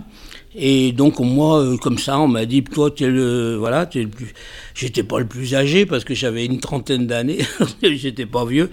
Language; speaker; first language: French; native; French